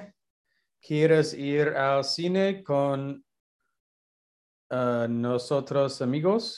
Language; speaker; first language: Spanish; non-native, learner; English